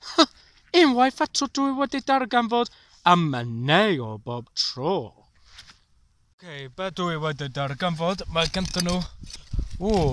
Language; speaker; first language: Welsh; non-native, learner; English